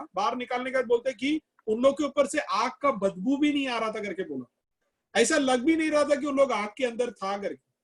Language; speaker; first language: Hindi; non-native, local second language; Malayalam